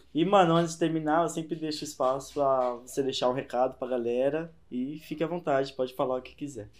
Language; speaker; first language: Portuguese; native; Portuguese